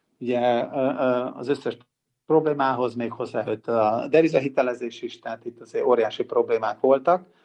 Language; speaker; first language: Hungarian; non-native, local second language; Serbian